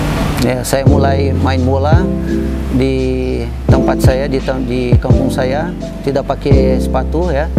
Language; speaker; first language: Indonesian; non-native, fluent; Portuguese